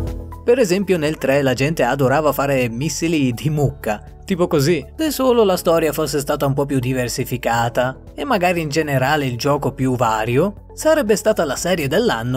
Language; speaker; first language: Italian; native; Italian